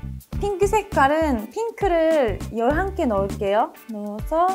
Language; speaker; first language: Korean; non-native, fluent; Japanese